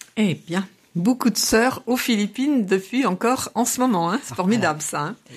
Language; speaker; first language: French; native; French